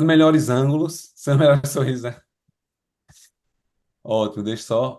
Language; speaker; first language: Portuguese; native; Portuguese